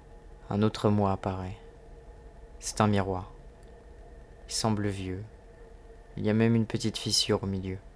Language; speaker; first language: French; native; French